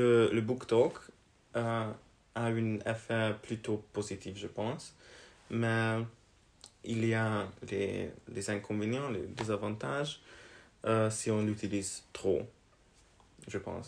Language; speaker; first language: French; non-native, learner; Hungarian